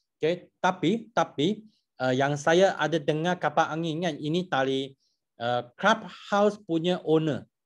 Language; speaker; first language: Malay; non-native, local second language; Chinese